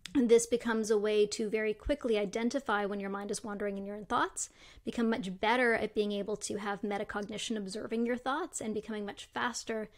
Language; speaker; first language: English; native; English